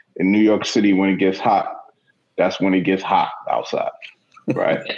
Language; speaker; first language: English; native; English